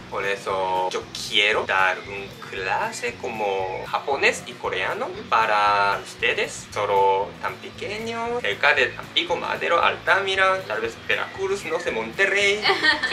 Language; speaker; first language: Spanish; non-native, learner; Japanese